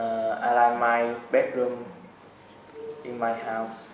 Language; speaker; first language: English; non-native, learner; Vietnamese